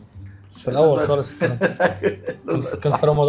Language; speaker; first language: Arabic; native; Arabic